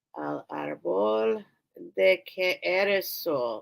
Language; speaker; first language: Spanish; non-native, learner; English